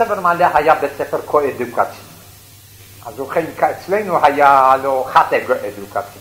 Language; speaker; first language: Hebrew; non-native, fluent; Yiddish